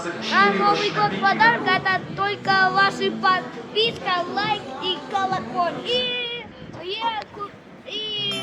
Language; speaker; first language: Russian; non-native, local second language; Kazakh